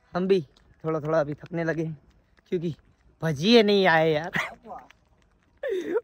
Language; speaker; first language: Hindi; non-native, local second language; Gujarati